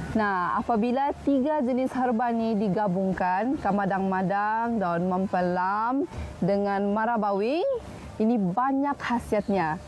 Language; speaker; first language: Malay; native; Malay